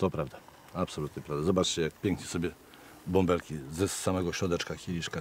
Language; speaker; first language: Polish; native; Polish